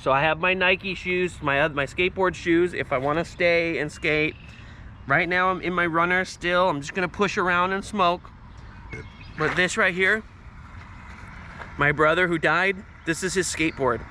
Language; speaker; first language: English; native; English